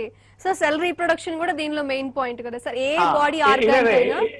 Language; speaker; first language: Telugu; native; Telugu